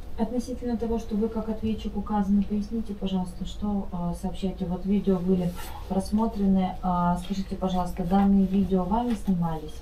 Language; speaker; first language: Russian; native; Russian